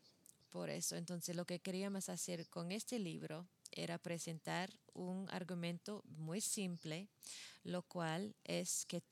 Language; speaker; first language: Spanish; non-native, fluent; English